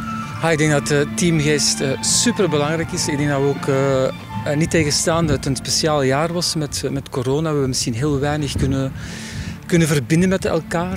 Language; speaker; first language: Dutch; native; Dutch